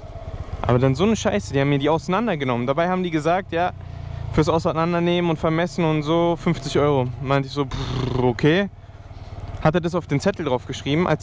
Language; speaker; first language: German; native; German